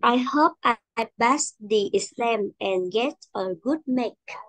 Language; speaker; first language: English; non-native, learner; Vietnamese